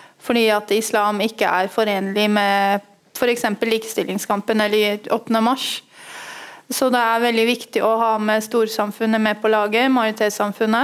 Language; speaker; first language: Norwegian; early bilingual, other home language; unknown